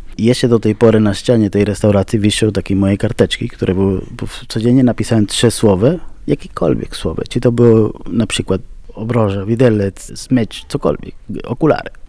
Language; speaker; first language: Polish; non-native, fluent; Spanish